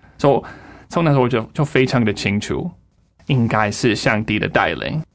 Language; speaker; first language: Chinese; non-native, fluent; English